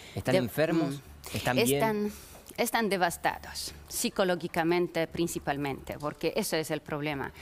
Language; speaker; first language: Spanish; non-native, fluent; Polish